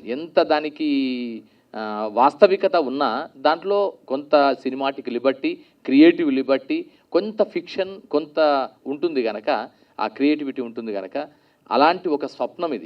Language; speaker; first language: Telugu; native; Telugu